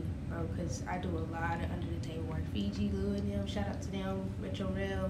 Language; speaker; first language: English; native; English